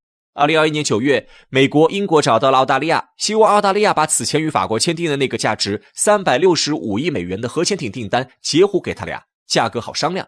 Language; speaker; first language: Chinese; native; Chinese